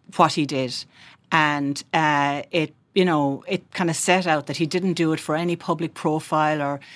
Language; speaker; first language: English; native; English